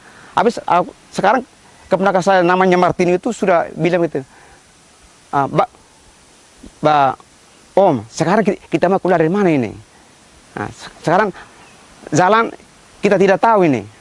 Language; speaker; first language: Indonesian; non-native, local second language; Tetum